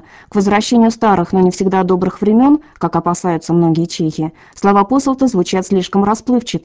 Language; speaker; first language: Russian; native; Russian